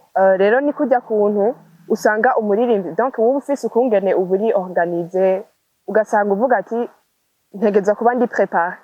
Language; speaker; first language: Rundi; native; Rundi